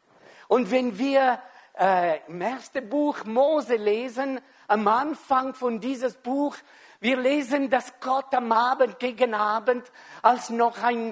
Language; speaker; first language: German; non-native, fluent; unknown